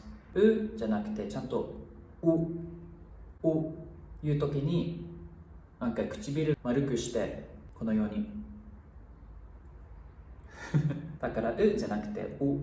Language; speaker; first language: Japanese; non-native, fluent; English